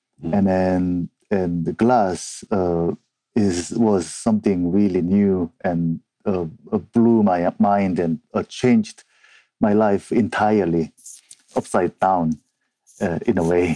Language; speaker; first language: English; non-native, fluent; Korean